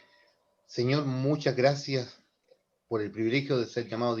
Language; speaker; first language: Spanish; native; Spanish